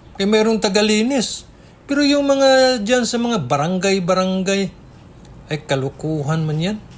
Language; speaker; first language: Filipino; native; Filipino